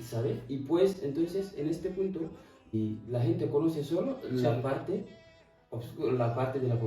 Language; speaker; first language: Spanish; non-native, fluent; Fula